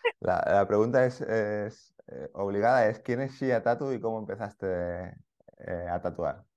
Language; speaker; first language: Spanish; native; Spanish